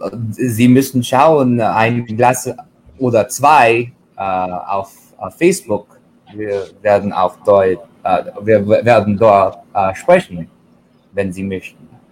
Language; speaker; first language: German; early bilingual, other home language; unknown